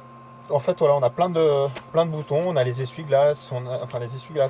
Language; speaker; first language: French; native; French